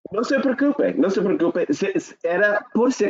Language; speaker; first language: Spanish; non-native, learner; English